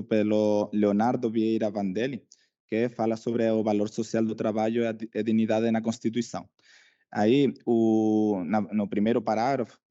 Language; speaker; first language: Portuguese; non-native, fluent; Spanish